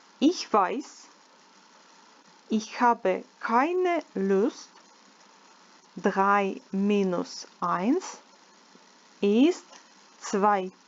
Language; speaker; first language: German; non-native, fluent; Ukrainian